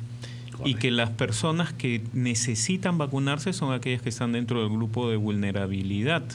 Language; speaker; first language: Spanish; native; Spanish